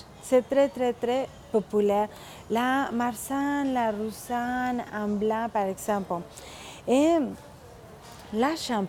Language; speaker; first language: French; non-native, fluent; Spanish